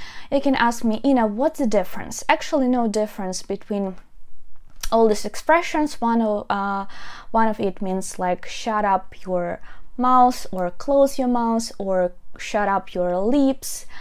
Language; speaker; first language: English; non-native, fluent; Ukrainian